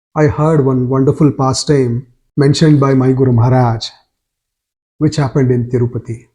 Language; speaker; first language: English; non-native, local second language; Kannada